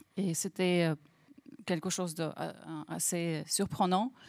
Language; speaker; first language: French; non-native, fluent; Russian